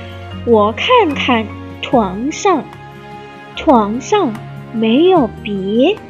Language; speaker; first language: Chinese; non-native, fluent; Indonesian